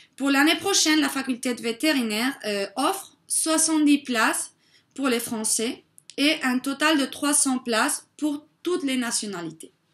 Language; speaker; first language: French; non-native, fluent; Spanish